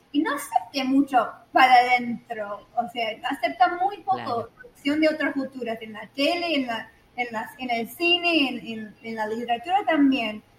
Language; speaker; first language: Spanish; non-native, fluent; English